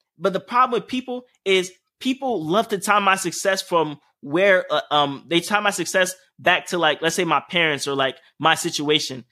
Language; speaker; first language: English; native; English